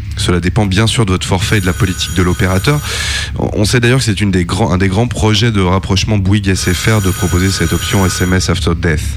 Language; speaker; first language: French; native; French